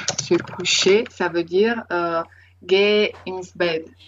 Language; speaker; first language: French; native; French